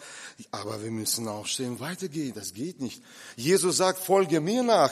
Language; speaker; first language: German; non-native, fluent; Russian